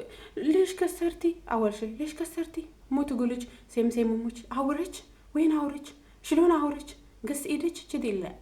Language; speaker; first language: Arabic; non-native, learner; Amharic